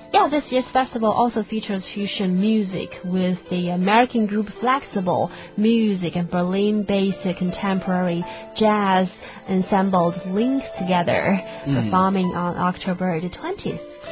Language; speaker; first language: English; non-native, fluent; Chinese